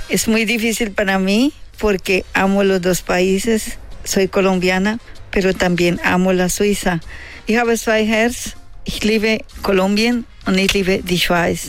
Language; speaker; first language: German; non-native, learner; Spanish